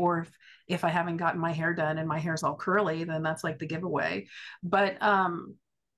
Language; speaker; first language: English; native; English